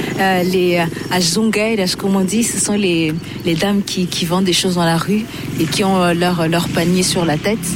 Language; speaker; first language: French; early bilingual, other home language; Portuguese